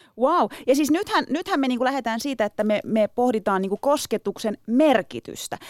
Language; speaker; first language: Finnish; early bilingual, other home language; Turkish